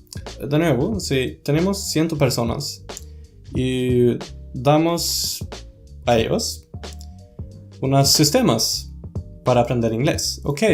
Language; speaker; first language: Spanish; non-native, fluent; Swedish